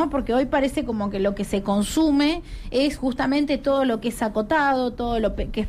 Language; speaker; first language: Spanish; native; Spanish